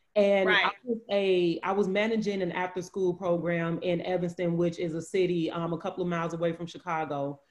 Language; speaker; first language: English; native; English